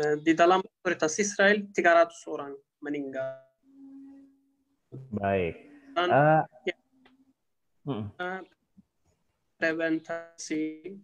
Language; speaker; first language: Indonesian; non-native, learner; Turkish